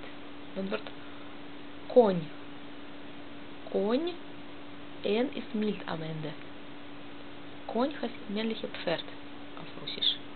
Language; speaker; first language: German; non-native, learner; Russian